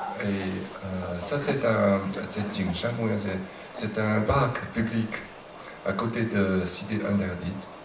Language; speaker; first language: French; non-native, fluent; Chinese